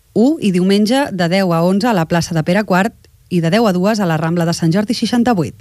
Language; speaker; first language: Catalan; native; Catalan